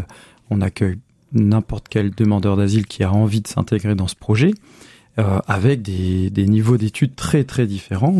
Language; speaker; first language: French; native; French